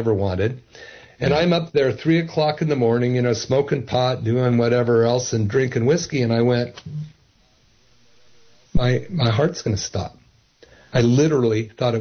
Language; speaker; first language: English; native; English